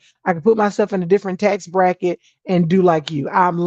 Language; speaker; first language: English; native; English